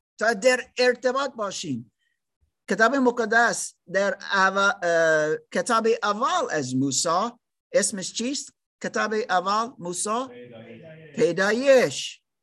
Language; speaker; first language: Persian; non-native, learner; German